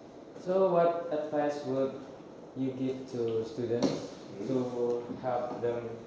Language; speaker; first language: English; non-native, learner; Indonesian